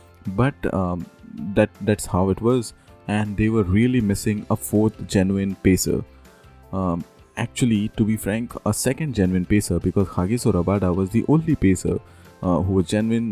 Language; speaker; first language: English; non-native, local second language; Hindi